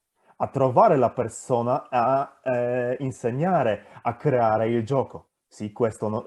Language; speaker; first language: Italian; non-native, fluent; Polish